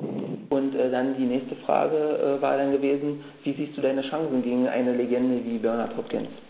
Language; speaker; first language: German; native; German